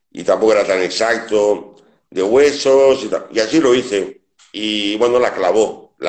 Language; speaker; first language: Spanish; native; Spanish